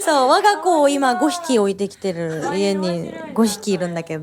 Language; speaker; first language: Japanese; native; Japanese